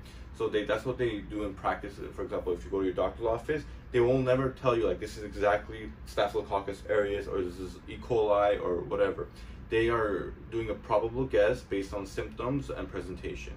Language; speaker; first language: English; native; English